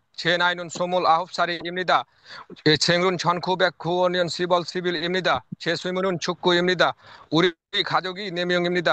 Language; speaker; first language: Korean; non-native, learner; Bangla